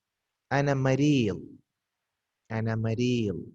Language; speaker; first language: Arabic; non-native, fluent; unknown